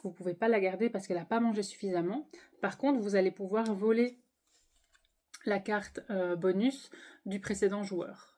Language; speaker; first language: French; native; French